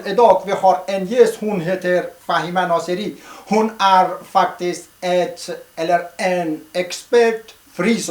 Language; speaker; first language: Swedish; non-native, learner; Persian